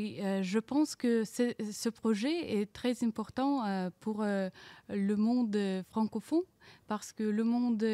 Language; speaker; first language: French; non-native, learner; Ukrainian